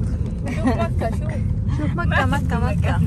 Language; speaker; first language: Arabic; non-native, fluent; Urdu